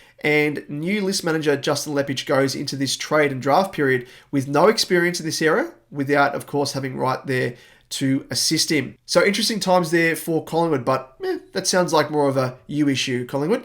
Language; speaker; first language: English; native; English